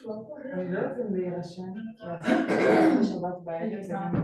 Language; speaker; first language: Hebrew; non-native, learner; English